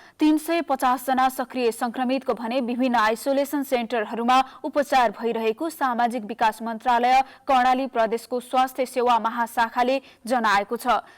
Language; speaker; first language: Nepali; native; Nepali